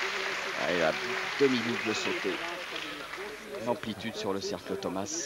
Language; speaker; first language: French; native; French